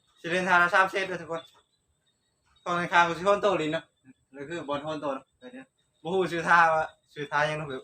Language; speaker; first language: Thai; non-native, local second language; Northeastern Thai